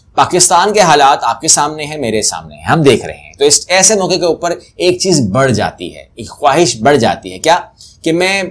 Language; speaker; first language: Urdu; native; Urdu